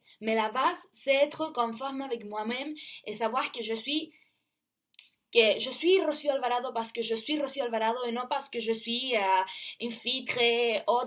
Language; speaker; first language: French; non-native, learner; Spanish